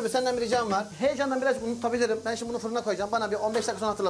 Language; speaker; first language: Turkish; native; Turkish